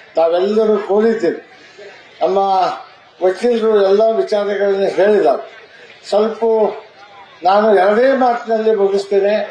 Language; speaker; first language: Kannada; non-native, local second language; Lambadi